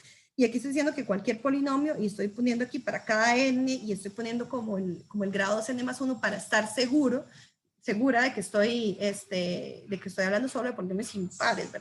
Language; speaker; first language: Spanish; native; Spanish